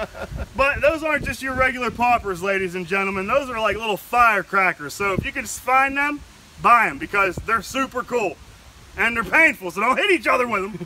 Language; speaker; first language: English; native; English